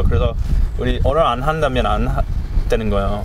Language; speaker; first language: Korean; non-native, fluent; English